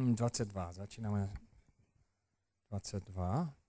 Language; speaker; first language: Czech; non-native, fluent; English